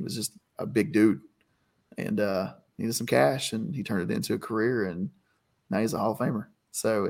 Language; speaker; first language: English; native; English